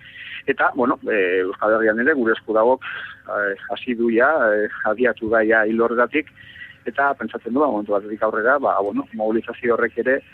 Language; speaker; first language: Basque; native; Basque